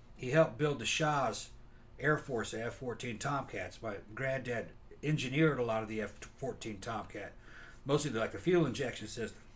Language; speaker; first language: English; native; English